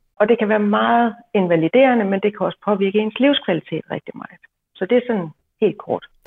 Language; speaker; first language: Danish; native; Danish